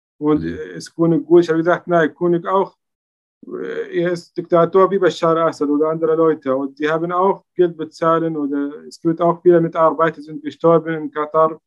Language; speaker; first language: German; non-native, learner; Arabic